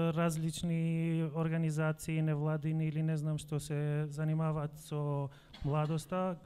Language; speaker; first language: Macedonian; non-native, local second language; Albanian